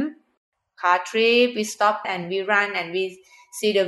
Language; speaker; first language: English; non-native, learner; Thai